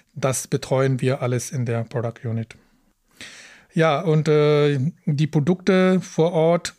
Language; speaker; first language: German; early bilingual, other home language; Punjabi